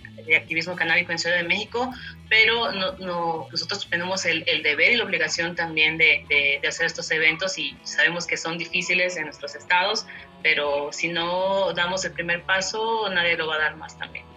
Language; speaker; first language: Spanish; native; Spanish